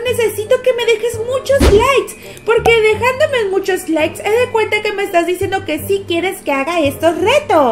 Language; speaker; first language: Spanish; native; Spanish